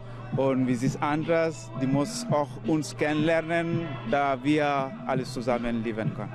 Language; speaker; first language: German; non-native, learner; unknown